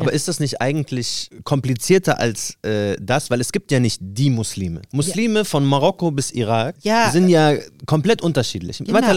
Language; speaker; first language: German; native; German